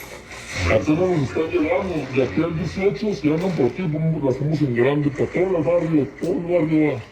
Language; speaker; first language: Spanish; native; Spanish